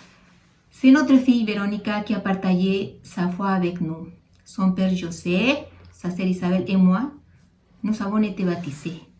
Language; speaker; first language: French; non-native, fluent; Spanish